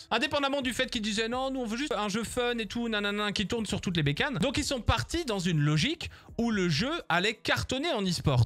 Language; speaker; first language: French; native; French